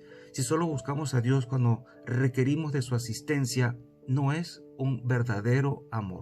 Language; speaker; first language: Spanish; native; Spanish